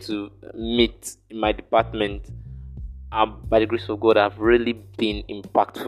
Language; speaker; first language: English; non-native, local second language; Yoruba